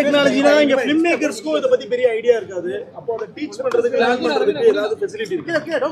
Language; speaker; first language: Tamil; native; Tamil